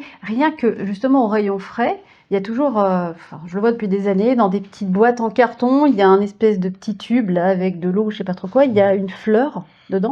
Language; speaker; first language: French; native; French